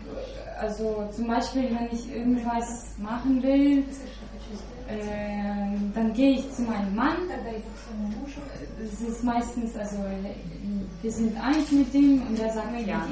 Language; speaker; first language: German; non-native, fluent; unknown